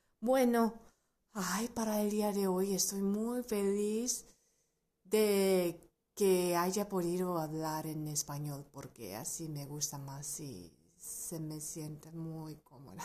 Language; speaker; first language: Spanish; non-native, fluent; Japanese